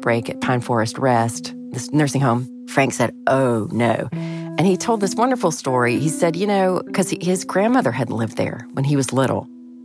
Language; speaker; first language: English; native; English